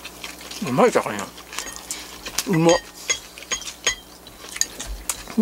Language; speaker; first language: Japanese; native; Japanese